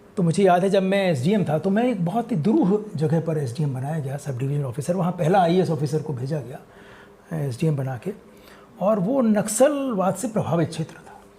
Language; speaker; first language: Hindi; native; Hindi